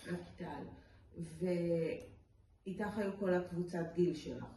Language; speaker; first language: Hebrew; native; Hebrew